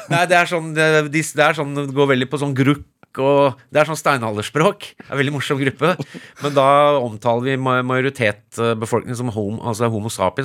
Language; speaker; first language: Norwegian; early bilingual, other home language; English